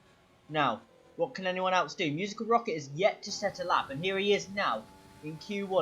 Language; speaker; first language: English; native; English